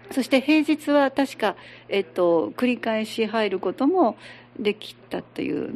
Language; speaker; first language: Japanese; native; Japanese